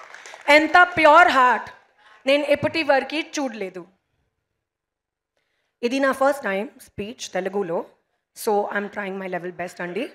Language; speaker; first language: Telugu; non-native, local second language; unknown